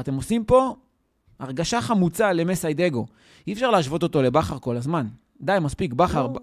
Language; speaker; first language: Hebrew; native; Hebrew